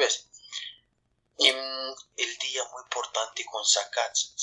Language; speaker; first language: Spanish; non-native, learner; Arabic